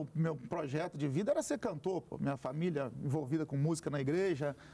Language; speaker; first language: Portuguese; native; Portuguese